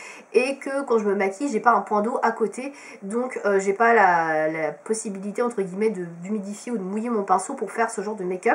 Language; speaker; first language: French; native; French